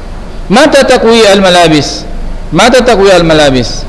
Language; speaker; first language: Arabic; non-native, fluent; Indonesian